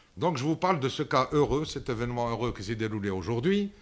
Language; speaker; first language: French; non-native, local second language; Arabic